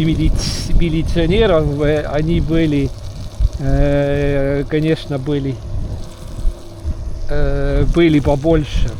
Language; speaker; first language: Russian; non-native, local second language; Estonian